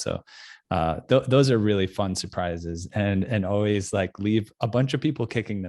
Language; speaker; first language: English; native; English